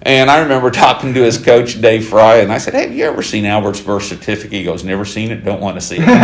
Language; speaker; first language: English; native; English